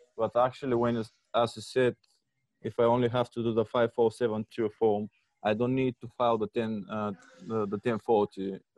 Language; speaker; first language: English; non-native, fluent; Bulgarian